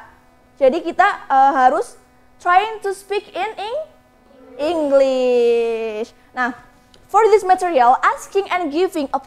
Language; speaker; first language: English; non-native, learner; Indonesian